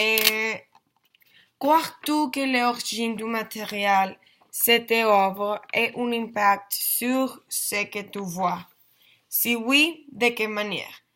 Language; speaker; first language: French; non-native, learner; Spanish